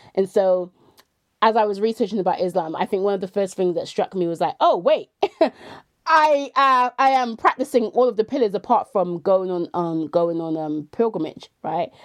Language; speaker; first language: English; native; English